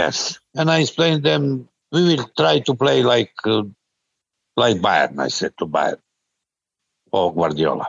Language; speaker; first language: English; non-native, learner; Serbian